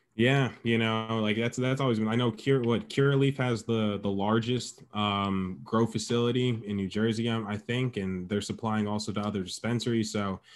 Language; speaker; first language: English; native; English